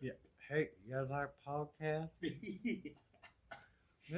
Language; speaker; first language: English; native; English